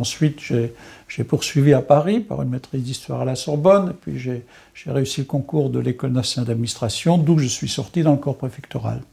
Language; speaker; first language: French; non-native, local second language; Swiss German